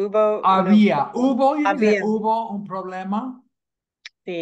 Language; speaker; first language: Spanish; non-native, fluent; English